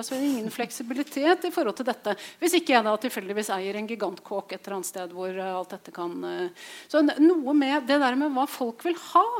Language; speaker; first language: Norwegian; native; Norwegian